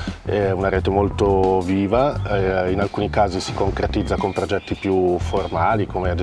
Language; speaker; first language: Italian; native; Italian